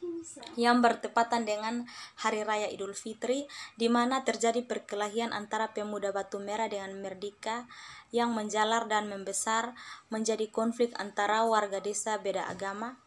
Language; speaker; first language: Indonesian; native; Indonesian